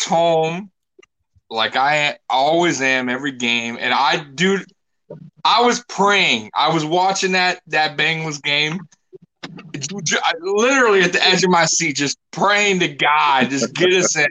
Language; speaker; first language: English; native; English